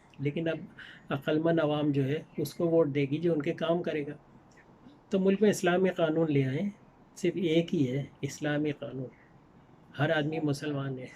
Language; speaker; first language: Urdu; native; Urdu